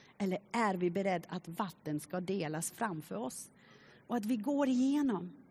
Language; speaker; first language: Swedish; non-native, fluent; German